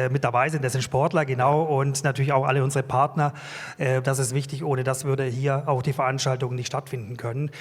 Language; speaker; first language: German; native; German